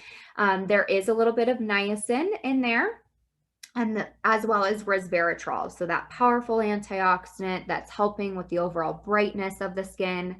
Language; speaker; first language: English; native; English